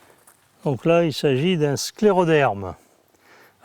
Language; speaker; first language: French; native; French